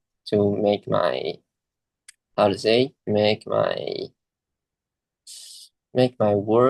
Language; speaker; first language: English; non-native, learner; Chinese